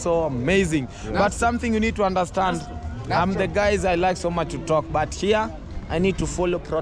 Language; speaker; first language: English; non-native, learner; Swahili